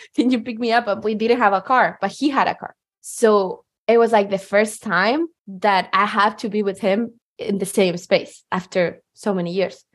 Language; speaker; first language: English; non-native, fluent; Spanish